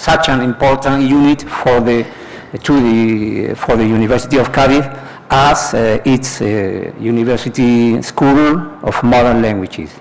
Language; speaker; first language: English; non-native, fluent; Spanish